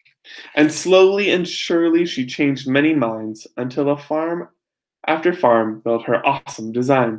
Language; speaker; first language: English; native; English